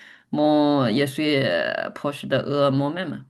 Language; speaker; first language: French; non-native, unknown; Chinese